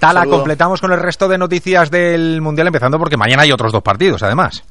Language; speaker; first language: Spanish; native; Spanish